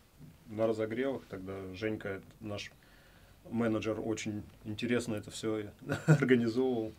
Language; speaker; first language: Russian; native; Russian